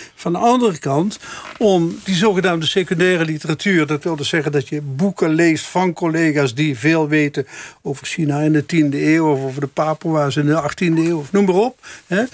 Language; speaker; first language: Dutch; native; Dutch